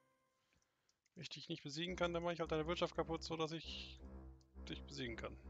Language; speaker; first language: German; native; German